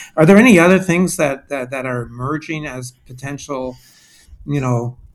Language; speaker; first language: English; native; English